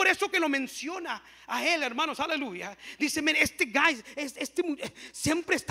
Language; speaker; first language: Spanish; early bilingual, heritage; Spanish